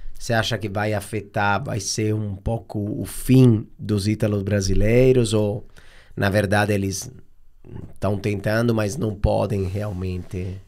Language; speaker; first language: Portuguese; non-native, fluent; Italian